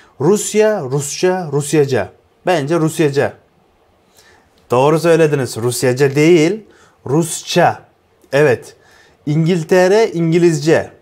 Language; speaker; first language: Turkish; non-native, fluent; Uzbek